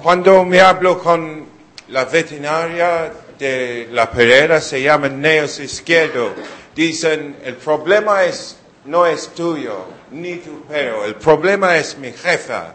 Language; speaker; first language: Spanish; non-native, learner; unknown